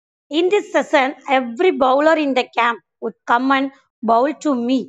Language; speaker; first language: English; non-native, local second language; Tamil